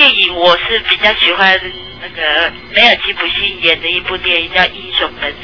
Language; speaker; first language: Chinese; native; Chinese